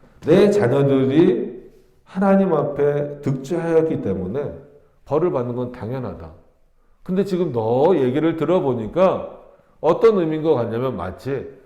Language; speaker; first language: Korean; native; Korean